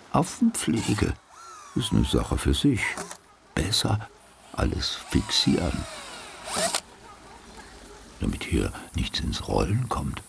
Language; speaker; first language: German; native; German